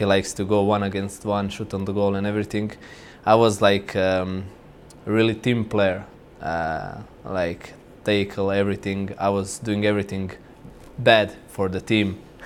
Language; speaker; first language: English; non-native, fluent; Croatian